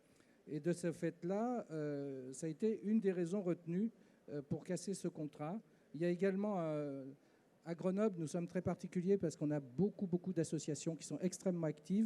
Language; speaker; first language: French; native; French